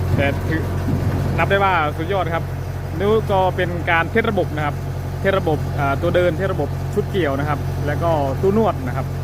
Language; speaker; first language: Thai; non-native, local second language; Northern Khmer